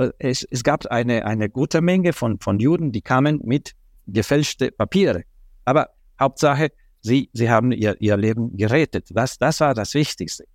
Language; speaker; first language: German; non-native, fluent; Spanish